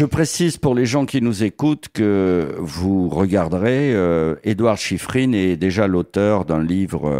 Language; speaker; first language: French; native; French